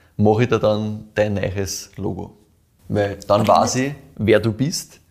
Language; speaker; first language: German; native; German